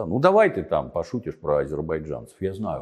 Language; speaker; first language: Russian; native; Russian